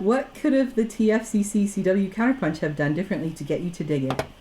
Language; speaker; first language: English; native; English